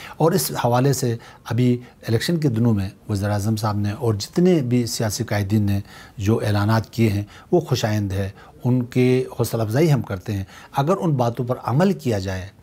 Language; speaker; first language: Urdu; non-native, local second language; Shina